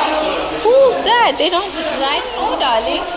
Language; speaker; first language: English; non-native, learner; Hindi